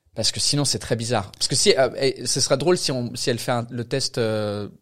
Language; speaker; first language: French; non-native, fluent; English